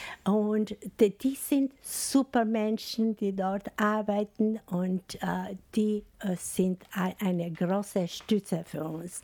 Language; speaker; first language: German; non-native, learner; Albanian